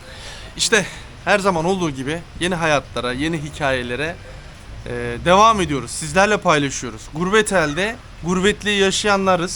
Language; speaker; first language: Turkish; native; Turkish